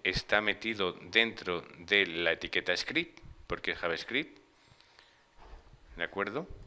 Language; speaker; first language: Spanish; native; Spanish